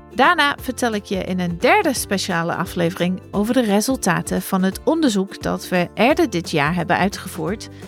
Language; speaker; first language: Dutch; non-native, fluent; English